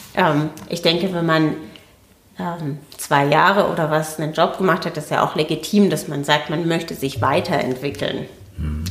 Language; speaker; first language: German; native; German